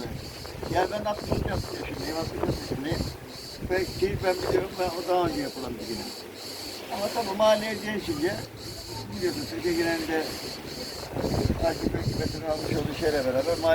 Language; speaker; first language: Turkish; native; Turkish